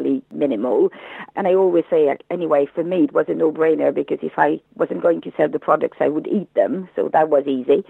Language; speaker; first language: English; non-native, fluent; French